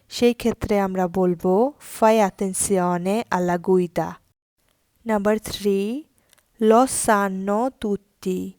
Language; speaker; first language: Bangla; native; Bangla